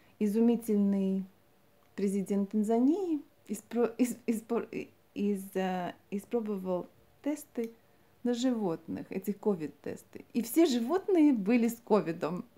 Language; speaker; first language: Russian; non-native, local second language; Latvian